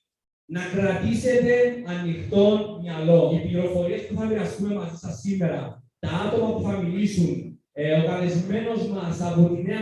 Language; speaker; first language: Greek; native; Greek